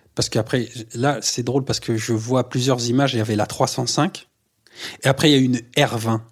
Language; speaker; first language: French; native; French